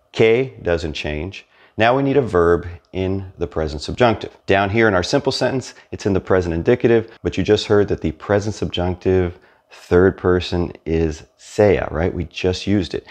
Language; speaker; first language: English; native; English